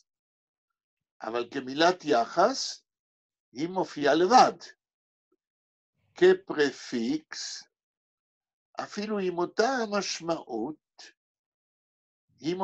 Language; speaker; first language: Hebrew; native; Hebrew